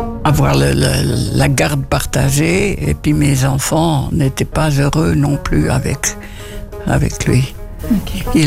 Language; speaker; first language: French; non-native, fluent; Dutch